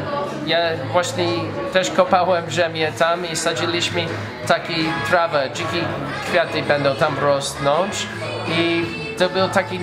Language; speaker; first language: Polish; non-native, learner; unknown